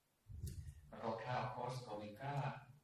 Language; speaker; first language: Thai; non-native, fluent; English